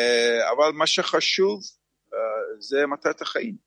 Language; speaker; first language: Hebrew; non-native, fluent; Turkish